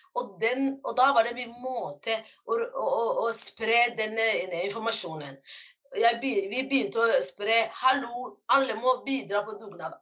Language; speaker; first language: Norwegian; non-native, fluent; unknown